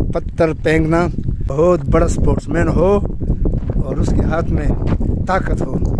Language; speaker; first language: Urdu; non-native, local second language; Pashto